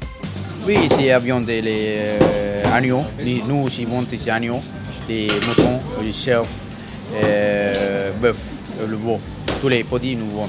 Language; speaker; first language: French; non-native, learner; Tamil